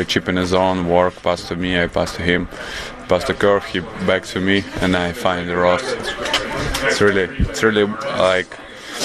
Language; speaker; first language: English; non-native, learner; Russian